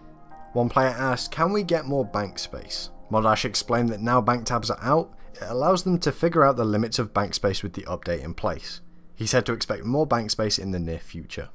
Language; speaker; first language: English; native; English